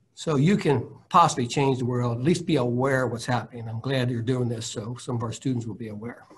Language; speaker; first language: English; native; English